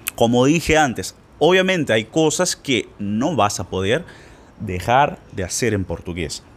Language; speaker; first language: Spanish; non-native, fluent; Portuguese